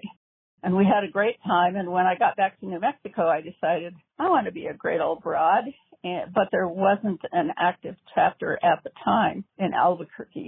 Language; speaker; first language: English; native; English